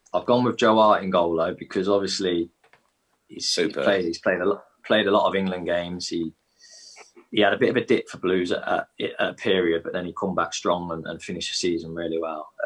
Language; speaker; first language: English; native; English